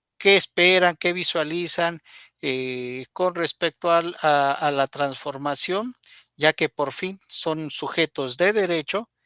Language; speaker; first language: Spanish; native; Spanish